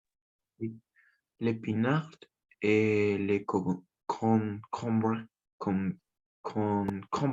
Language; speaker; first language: French; non-native, learner; Spanish